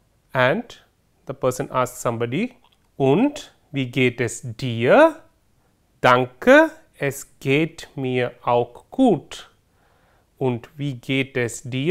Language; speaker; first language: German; non-native, fluent; Hindi